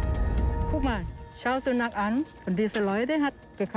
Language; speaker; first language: German; non-native, learner; Thai